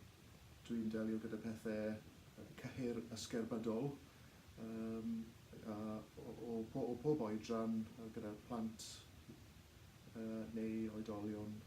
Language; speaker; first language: Welsh; non-native, local second language; English